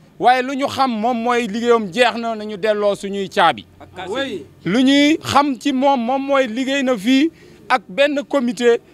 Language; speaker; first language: Wolof; non-native, local second language; Jola-Fonyi